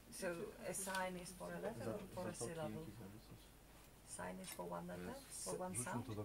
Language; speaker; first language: English; non-native, fluent; Polish